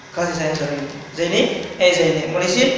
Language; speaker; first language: Indonesian; native; Indonesian